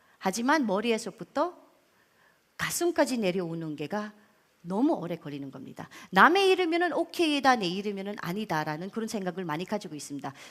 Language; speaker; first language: Korean; non-native, fluent; Filipino